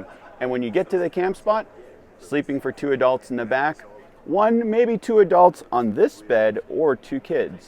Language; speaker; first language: English; native; English